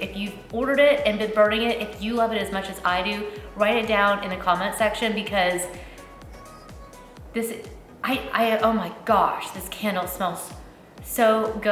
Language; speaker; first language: English; native; English